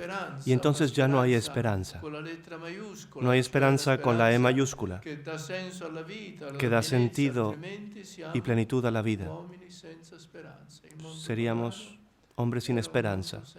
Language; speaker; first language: Spanish; non-native, fluent; Italian